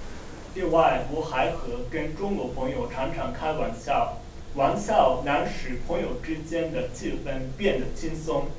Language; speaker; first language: Chinese; non-native, learner; Japanese